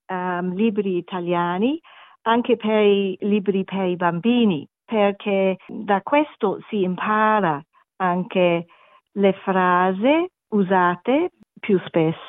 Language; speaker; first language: Italian; non-native, learner; German